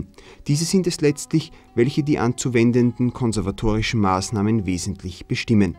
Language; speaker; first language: German; native; German